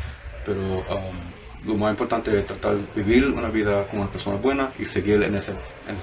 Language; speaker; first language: Spanish; early bilingual, heritage; Spanish